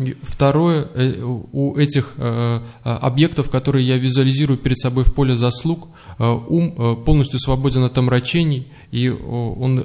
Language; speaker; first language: Russian; native; Russian